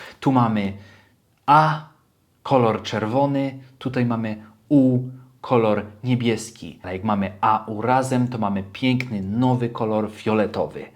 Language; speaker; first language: Polish; early bilingual, heritage; Polish